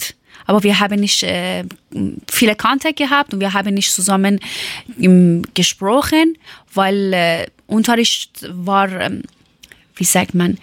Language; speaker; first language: German; non-native, learner; Persian